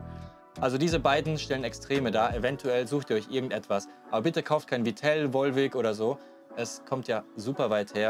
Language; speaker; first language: German; native; German